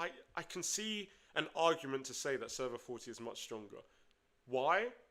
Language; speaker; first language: English; native; English